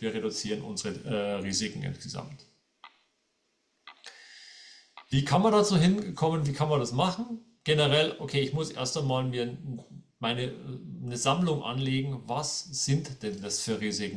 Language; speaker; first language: German; native; German